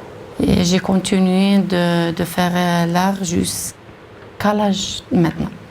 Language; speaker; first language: French; non-native, local second language; Arabic